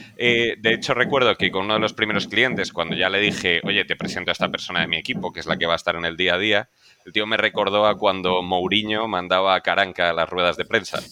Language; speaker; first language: Spanish; native; Spanish